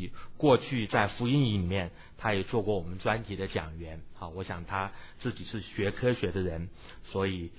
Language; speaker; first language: Chinese; native; Chinese